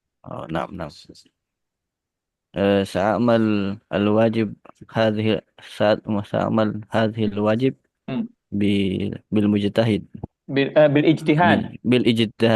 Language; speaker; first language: Arabic; non-native, learner; Indonesian